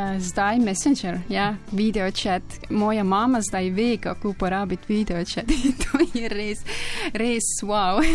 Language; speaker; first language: Slovenian; non-native, learner; Estonian